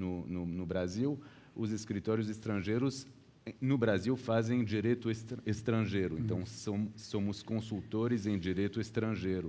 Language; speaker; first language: Portuguese; early bilingual, heritage; Portuguese